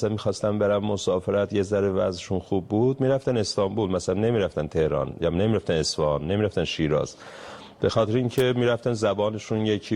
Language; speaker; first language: Persian; non-native, local second language; Azerbaijani